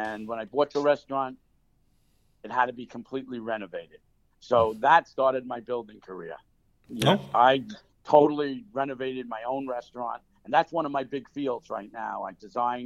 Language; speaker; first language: English; native; English